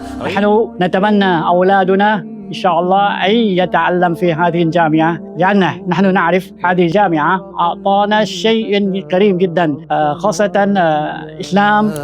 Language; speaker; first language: Arabic; non-native, fluent; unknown